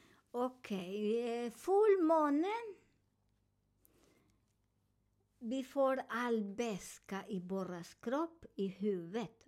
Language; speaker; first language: Swedish; non-native, learner; Spanish